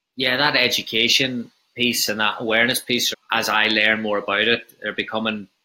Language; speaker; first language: English; native; English